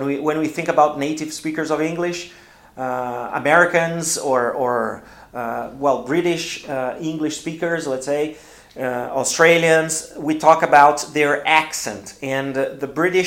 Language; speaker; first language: English; non-native, fluent; Portuguese